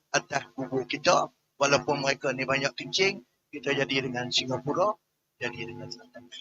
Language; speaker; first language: Malay; native; Malay